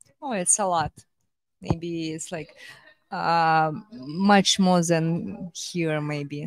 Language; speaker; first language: English; non-native, fluent; Russian